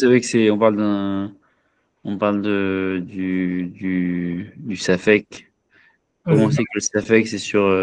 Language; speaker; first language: French; native; French